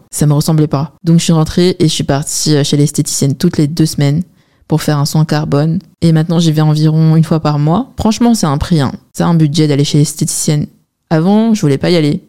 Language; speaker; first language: French; early bilingual, other home language; Chinese